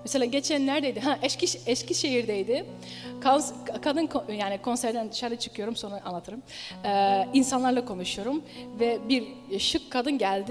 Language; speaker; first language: Turkish; early bilingual, heritage; Dutch